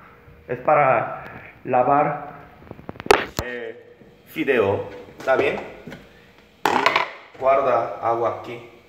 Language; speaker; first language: Spanish; non-native, learner; Korean